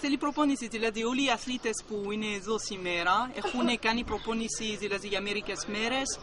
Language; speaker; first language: Greek; non-native, fluent; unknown